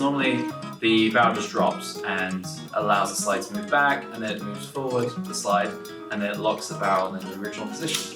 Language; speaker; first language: English; native; English